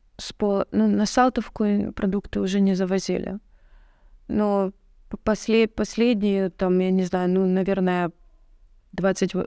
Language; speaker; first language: Russian; native; Russian